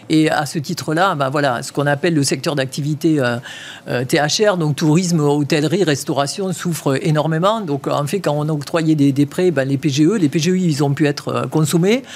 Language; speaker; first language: French; native; French